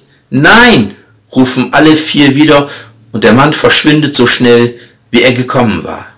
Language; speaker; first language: German; native; German